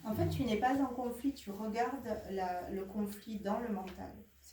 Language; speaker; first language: French; native; French